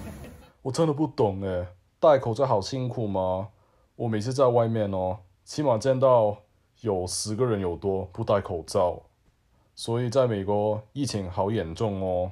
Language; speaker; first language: Chinese; non-native, learner; English